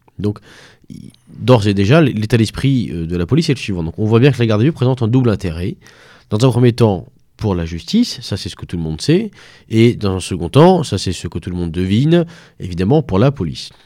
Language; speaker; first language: French; native; French